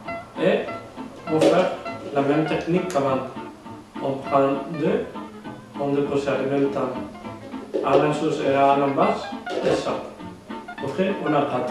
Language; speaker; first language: French; non-native, learner; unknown